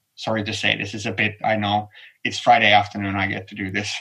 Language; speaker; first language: English; non-native, fluent; Finnish